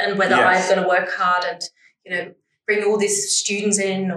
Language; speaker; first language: English; non-native, fluent; German